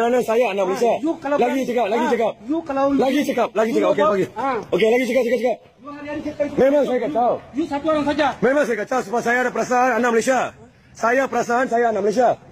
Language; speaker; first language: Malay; non-native, local second language; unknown